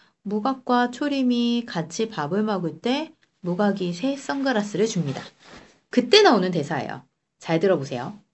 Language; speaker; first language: Korean; native; Korean